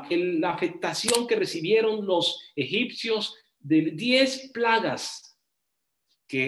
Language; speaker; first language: Spanish; native; Spanish